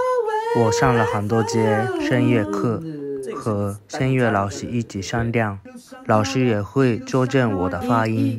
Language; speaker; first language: Chinese; non-native, fluent; Japanese